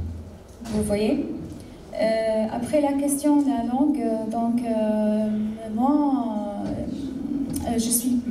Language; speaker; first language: French; non-native, fluent; Arabic